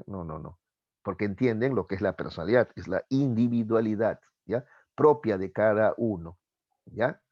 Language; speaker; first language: Spanish; native; Spanish